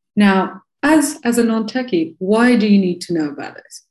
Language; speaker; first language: English; non-native, fluent; Russian